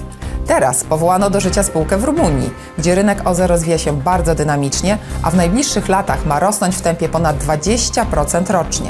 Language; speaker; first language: Polish; native; Polish